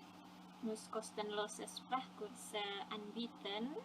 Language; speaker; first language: German; non-native, fluent; Indonesian